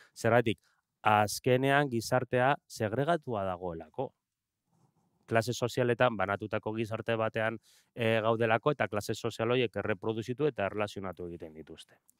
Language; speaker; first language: Basque; non-native, local second language; Spanish